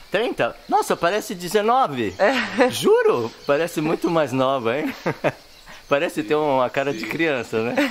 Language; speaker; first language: Portuguese; native; Portuguese